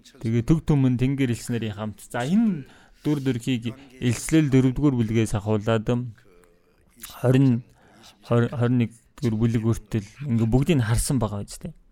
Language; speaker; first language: Mongolian; non-native, fluent; Korean